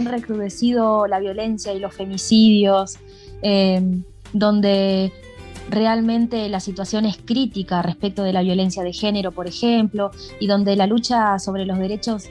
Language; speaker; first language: Spanish; native; Spanish